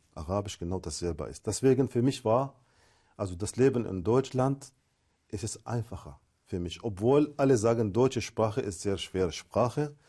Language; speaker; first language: German; non-native, fluent; Arabic